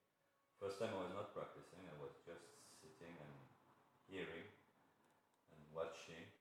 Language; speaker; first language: English; non-native, fluent; Arabic